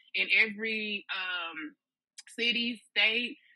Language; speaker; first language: English; native; English